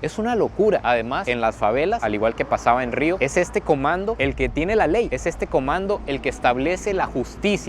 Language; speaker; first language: Spanish; native; Spanish